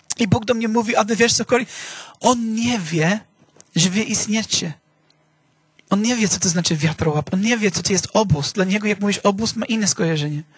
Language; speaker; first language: Polish; non-native, fluent; English